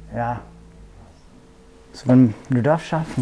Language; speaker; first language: German; non-native, fluent; English